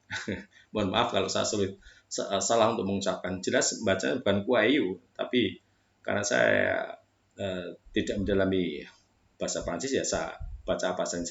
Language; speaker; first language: Indonesian; native; Indonesian